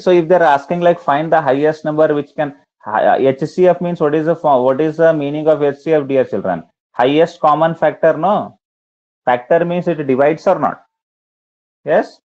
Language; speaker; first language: English; non-native, local second language; Kannada